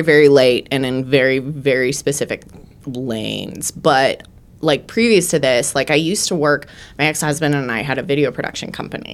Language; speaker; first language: English; native; English